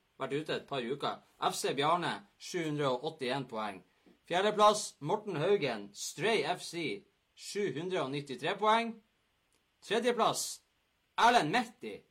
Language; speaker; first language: Norwegian; native; Norwegian